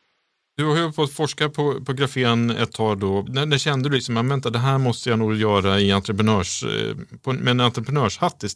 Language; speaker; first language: Swedish; native; Swedish